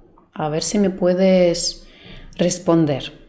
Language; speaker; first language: Spanish; non-native, fluent; Russian